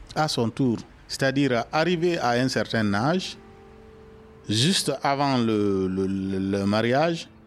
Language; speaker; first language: French; non-native, local second language; Mandingo